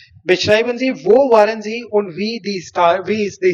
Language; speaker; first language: German; non-native, fluent; Hindi